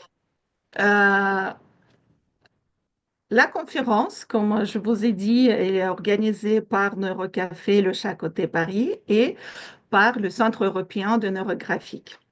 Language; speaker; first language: French; non-native, fluent; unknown